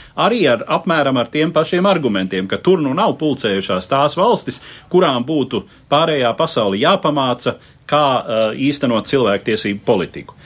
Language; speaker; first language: Latvian; early bilingual, heritage; Latvian